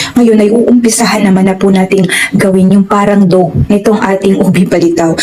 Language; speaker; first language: Filipino; non-native, local second language; Waray